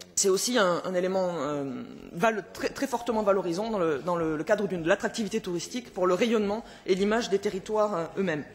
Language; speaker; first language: French; native; French